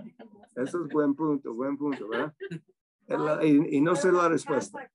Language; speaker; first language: Spanish; non-native, fluent; English